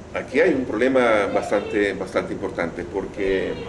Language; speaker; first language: Spanish; native; Spanish